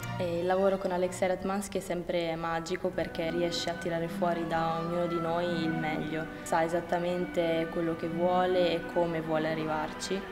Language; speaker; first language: Italian; native; Italian